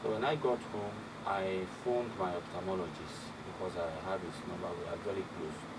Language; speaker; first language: English; non-native, local second language; Yoruba